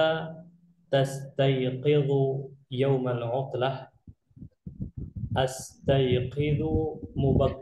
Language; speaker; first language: Arabic; non-native, fluent; Indonesian